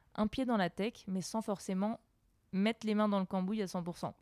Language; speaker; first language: French; native; French